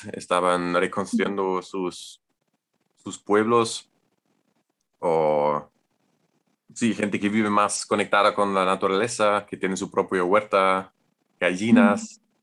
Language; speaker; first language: Spanish; non-native, fluent; German